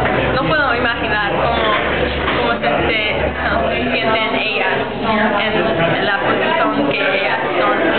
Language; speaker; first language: Spanish; non-native, learner; English